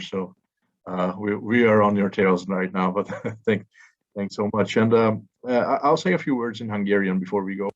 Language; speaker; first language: English; non-native, fluent; Hungarian